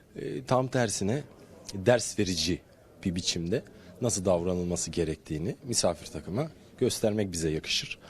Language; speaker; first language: Turkish; native; Turkish